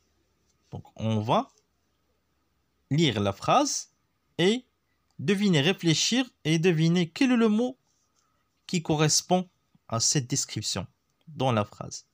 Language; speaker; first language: French; non-native, local second language; Arabic